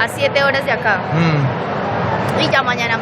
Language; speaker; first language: Spanish; native; Spanish